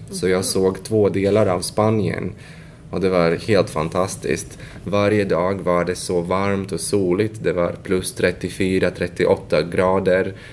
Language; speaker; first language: Swedish; non-native, fluent; Latvian